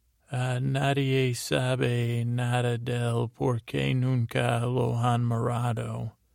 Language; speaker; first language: Spanish; non-native, learner; English